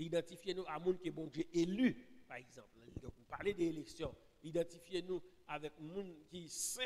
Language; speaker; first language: French; non-native, local second language; Haitian Creole